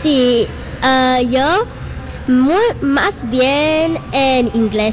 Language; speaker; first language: Spanish; non-native, learner; English